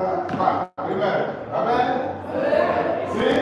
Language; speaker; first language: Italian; non-native, learner; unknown